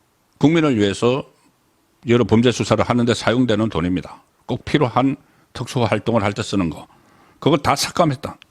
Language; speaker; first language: Korean; native; Korean